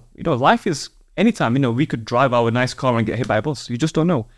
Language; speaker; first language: English; native; English